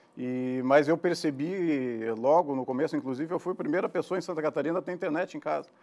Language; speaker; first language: Portuguese; native; Portuguese